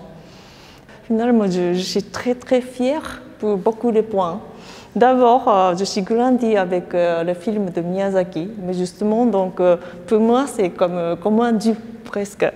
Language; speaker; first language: French; non-native, fluent; Japanese